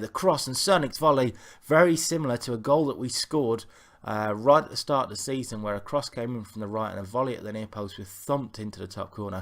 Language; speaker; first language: English; native; English